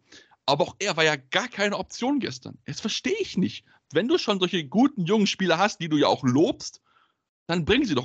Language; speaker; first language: German; native; German